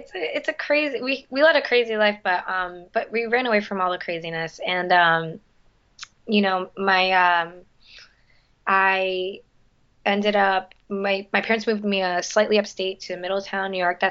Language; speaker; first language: English; early bilingual, other home language; Spanish